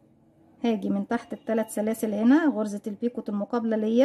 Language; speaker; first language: Arabic; native; Arabic